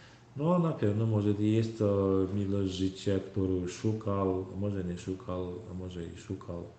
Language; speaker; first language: Polish; non-native, learner; Turkmen